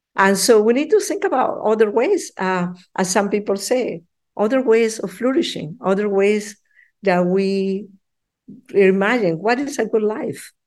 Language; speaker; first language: English; non-native, fluent; Spanish